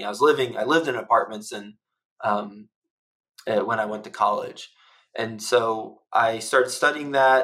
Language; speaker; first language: English; native; English